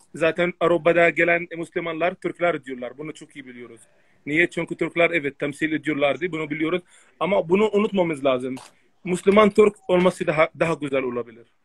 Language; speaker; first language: Turkish; non-native, fluent; Arabic